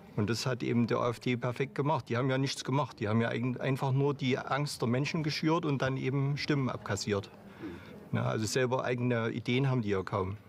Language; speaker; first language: German; non-native, fluent; Arabic